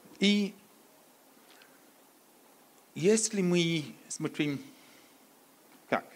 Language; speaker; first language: Polish; non-native, learner; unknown